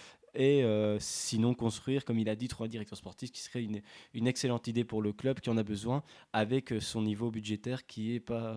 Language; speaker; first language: French; native; French